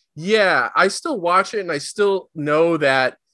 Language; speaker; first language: English; native; English